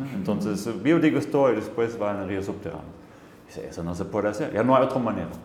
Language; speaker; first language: Spanish; non-native, fluent; German